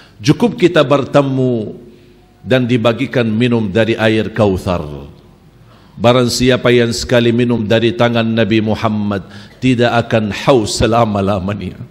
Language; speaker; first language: Malay; non-native, fluent; Arabic